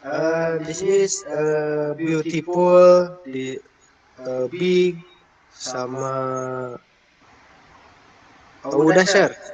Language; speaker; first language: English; non-native, learner; Indonesian